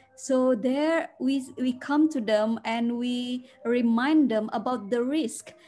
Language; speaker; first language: English; non-native, fluent; Indonesian